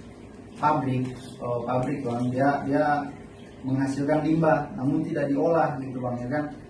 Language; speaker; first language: Indonesian; native; Indonesian